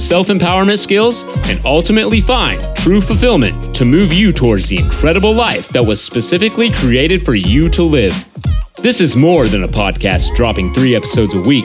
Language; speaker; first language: English; native; English